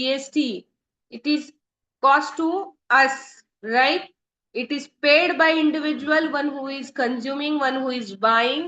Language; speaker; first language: English; non-native, local second language; Hindi